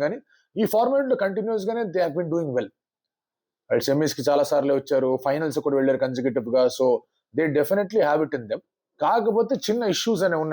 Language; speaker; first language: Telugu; native; Telugu